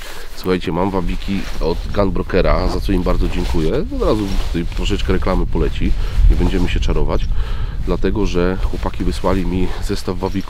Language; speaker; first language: Polish; native; Polish